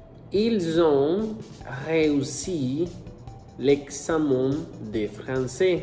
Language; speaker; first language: French; non-native, fluent; Spanish